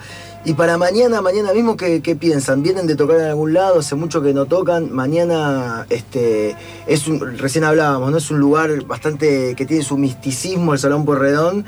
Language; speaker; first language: Spanish; native; Spanish